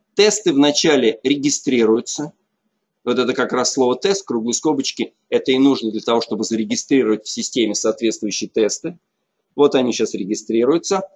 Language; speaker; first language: Russian; native; Russian